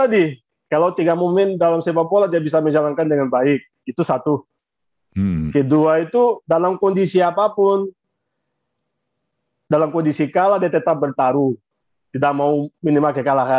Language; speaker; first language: Indonesian; non-native, fluent; Portuguese